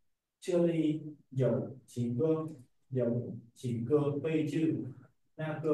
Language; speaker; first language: Chinese; non-native, learner; Vietnamese